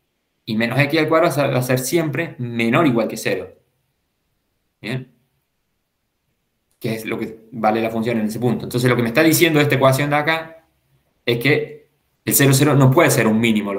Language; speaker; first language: Spanish; native; Spanish